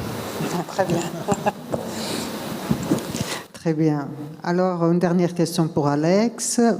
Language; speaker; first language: French; non-native, fluent; Portuguese